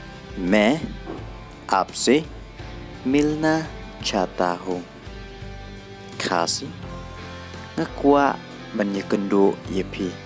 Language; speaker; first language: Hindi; non-native, learner; Khasi